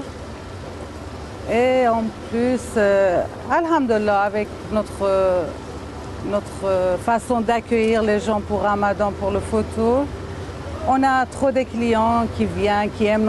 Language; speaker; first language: French; non-native, learner; Persian